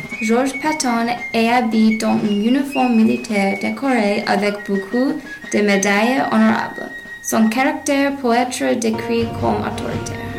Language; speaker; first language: French; non-native, learner; English